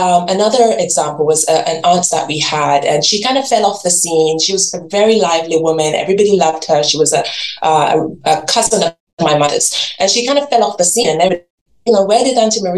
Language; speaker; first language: English; native; English